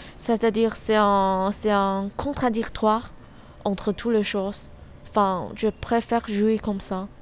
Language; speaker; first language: French; non-native, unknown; Chinese